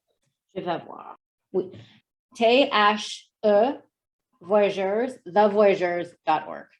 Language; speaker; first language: French; non-native, learner; English